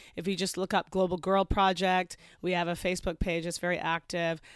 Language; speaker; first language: English; native; English